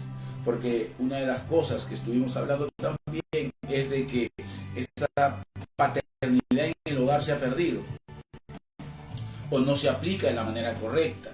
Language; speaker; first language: Spanish; native; Spanish